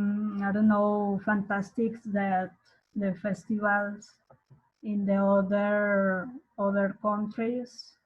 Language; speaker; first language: English; non-native, learner; Spanish